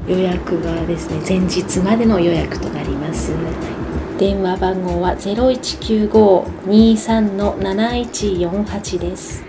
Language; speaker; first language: Japanese; native; Japanese